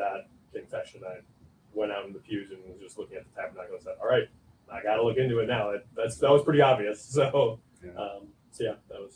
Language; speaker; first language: English; native; English